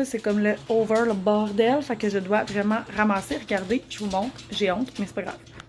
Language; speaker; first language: French; native; French